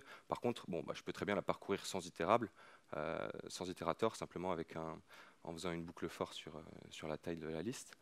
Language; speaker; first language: French; native; French